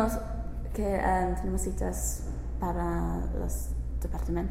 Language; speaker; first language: Spanish; non-native, learner; English